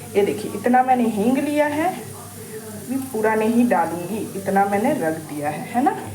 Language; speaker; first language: Hindi; non-native, local second language; Bangla